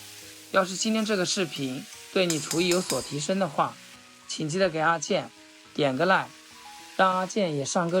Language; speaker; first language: Chinese; native; Chinese